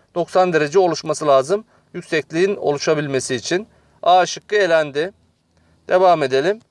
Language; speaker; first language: Turkish; native; Turkish